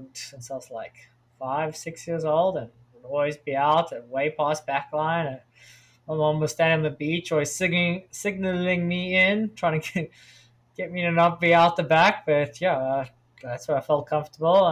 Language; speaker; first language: English; native; English